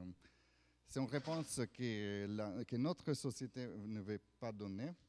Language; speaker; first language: French; non-native, fluent; Italian